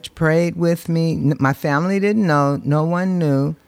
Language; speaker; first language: English; native; English